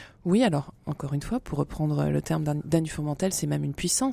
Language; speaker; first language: French; native; French